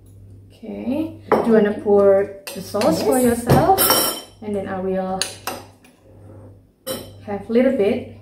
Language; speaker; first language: English; non-native, learner; Indonesian